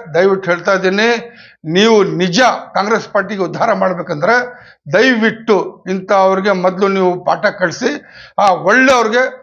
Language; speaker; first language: Kannada; non-native, local second language; Urdu